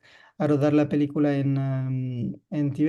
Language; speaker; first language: Spanish; non-native, fluent; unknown